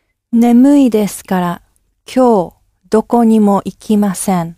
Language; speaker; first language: Japanese; non-native, learner; English